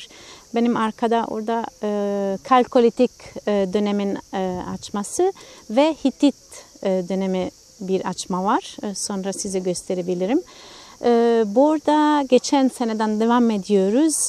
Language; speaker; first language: Turkish; non-native, fluent; Italian